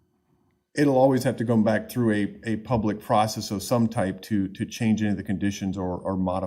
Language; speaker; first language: English; native; English